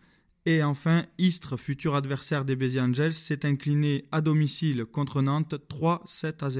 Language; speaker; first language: French; native; French